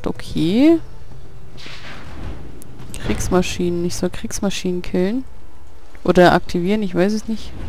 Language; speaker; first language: German; native; German